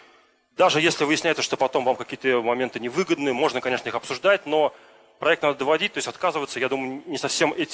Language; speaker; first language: Russian; native; Russian